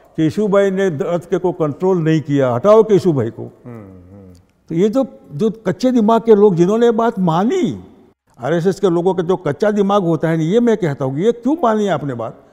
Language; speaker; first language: Hindi; non-native, local second language; Gujarati